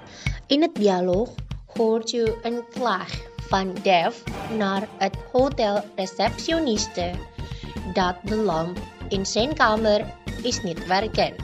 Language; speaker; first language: Dutch; non-native, learner; Indonesian